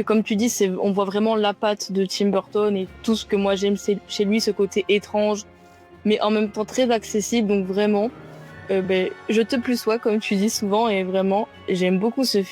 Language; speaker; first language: French; native; French